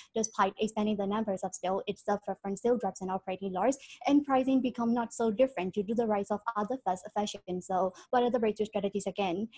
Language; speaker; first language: English; non-native, fluent; Burmese